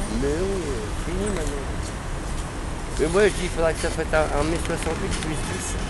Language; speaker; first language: French; native; French